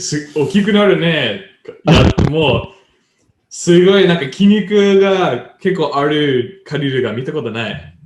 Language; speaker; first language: Japanese; non-native, learner; English